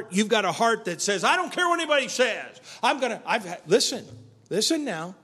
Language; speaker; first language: English; native; English